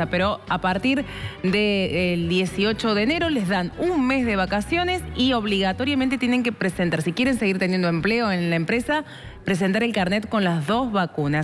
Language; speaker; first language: Spanish; native; Spanish